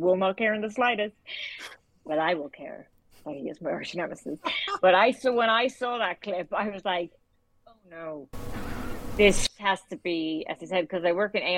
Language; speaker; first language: English; native; English